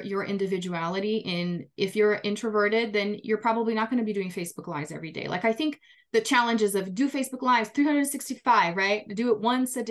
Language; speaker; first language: English; non-native, fluent; Portuguese